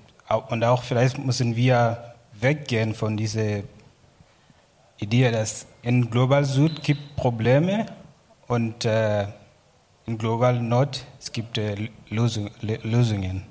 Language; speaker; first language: German; non-native, learner; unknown